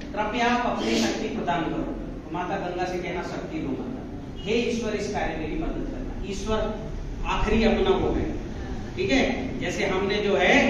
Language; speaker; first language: Hindi; non-native, local second language; Marathi